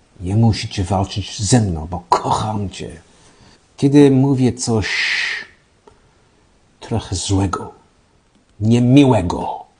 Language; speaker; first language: Polish; non-native, learner; English